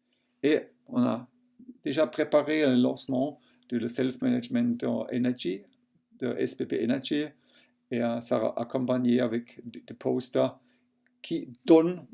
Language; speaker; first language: French; non-native, local second language; German